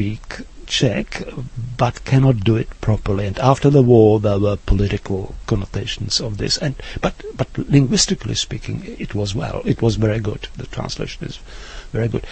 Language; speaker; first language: English; non-native, fluent; Czech